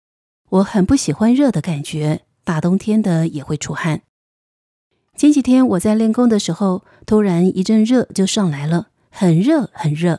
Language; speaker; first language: Chinese; native; Chinese